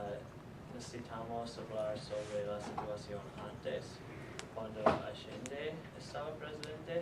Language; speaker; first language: Spanish; non-native, learner; English